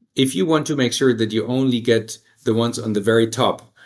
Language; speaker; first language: English; early bilingual, other home language; German